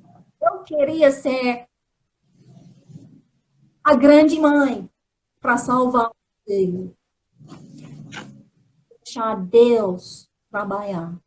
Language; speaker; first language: Portuguese; non-native, fluent; English